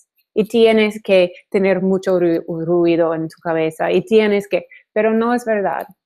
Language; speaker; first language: Spanish; non-native, learner; English